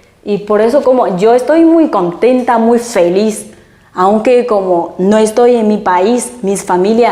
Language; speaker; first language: Spanish; non-native, fluent; Chinese